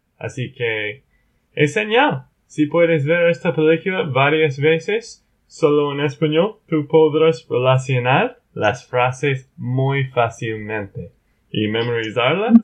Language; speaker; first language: Spanish; non-native, learner; English